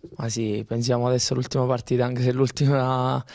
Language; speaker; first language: Italian; native; Italian